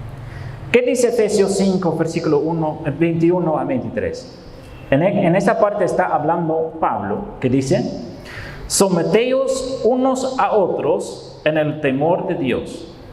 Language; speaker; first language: Spanish; non-native, fluent; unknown